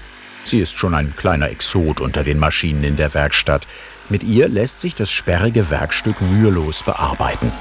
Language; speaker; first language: German; native; German